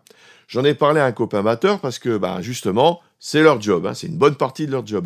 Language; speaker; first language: French; native; French